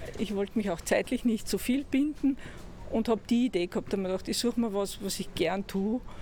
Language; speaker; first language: German; native; German